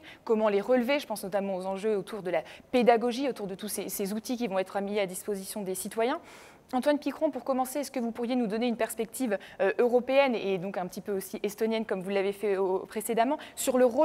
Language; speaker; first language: French; native; French